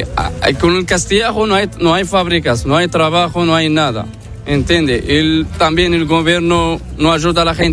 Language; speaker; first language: Spanish; non-native, learner; Arabic